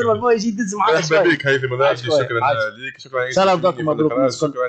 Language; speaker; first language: Arabic; native; Arabic